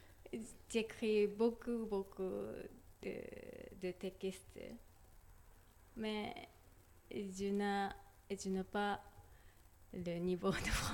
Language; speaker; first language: French; non-native, learner; Japanese